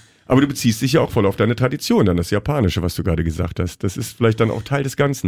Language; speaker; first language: German; native; German